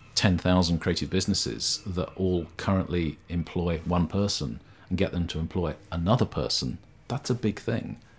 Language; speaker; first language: English; native; English